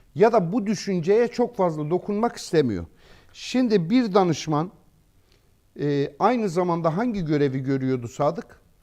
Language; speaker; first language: Turkish; native; Turkish